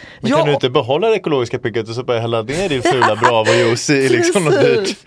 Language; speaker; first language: Swedish; native; Swedish